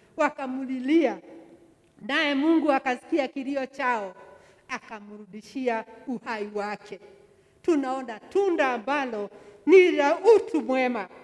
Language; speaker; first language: Swahili; non-native, local second language; Kikuyu